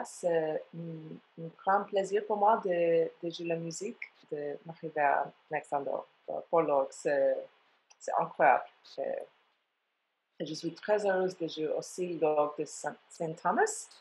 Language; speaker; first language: French; non-native, fluent; English